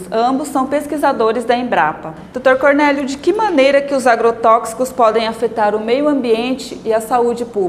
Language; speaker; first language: Portuguese; native; Portuguese